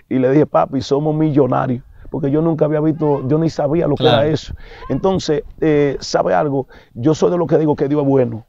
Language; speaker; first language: Spanish; native; Spanish